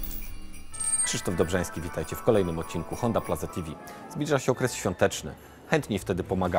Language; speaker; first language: Polish; native; Polish